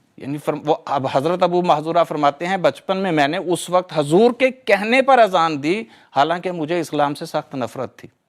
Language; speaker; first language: Urdu; non-native, local second language; Punjabi